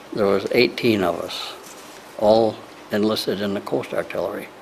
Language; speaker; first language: English; native; English